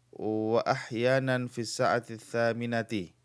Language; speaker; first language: Arabic; non-native, fluent; Indonesian